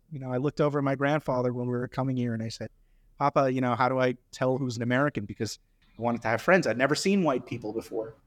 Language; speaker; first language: English; early bilingual, other home language; Hindi